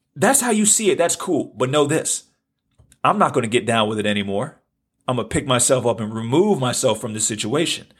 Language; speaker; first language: English; native; English